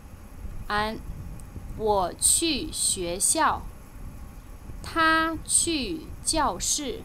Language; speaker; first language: Chinese; non-native, fluent; Lao